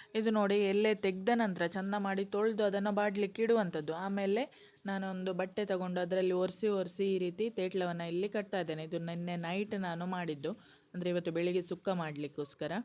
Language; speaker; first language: Kannada; non-native, local second language; Konkani